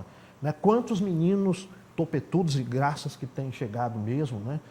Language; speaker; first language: Portuguese; native; Portuguese